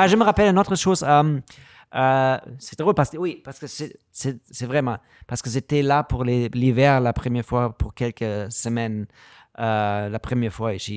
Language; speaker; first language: French; non-native, learner; German